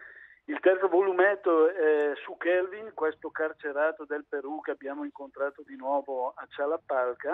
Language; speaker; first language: Italian; native; Italian